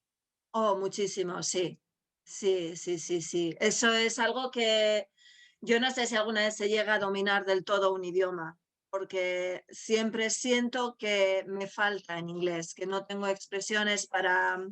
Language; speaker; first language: Spanish; non-native, local second language; Basque